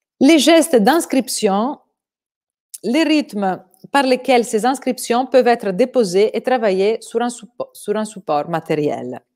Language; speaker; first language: French; non-native, fluent; Italian